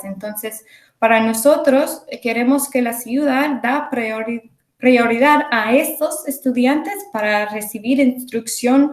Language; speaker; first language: Spanish; early bilingual, heritage; English